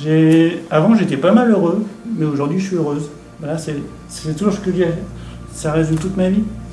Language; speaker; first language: French; native; French